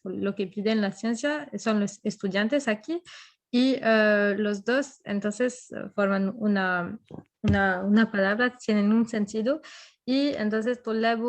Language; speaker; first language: Spanish; non-native, fluent; French